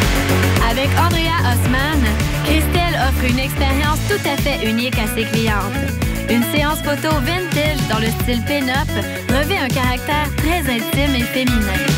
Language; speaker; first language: French; native; French